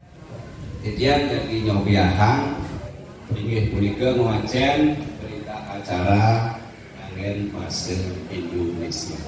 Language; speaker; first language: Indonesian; non-native, local second language; Balinese